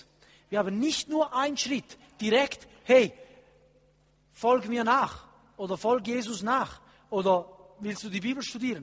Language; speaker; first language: German; non-native, fluent; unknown